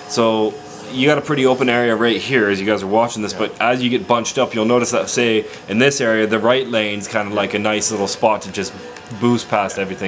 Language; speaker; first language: English; native; English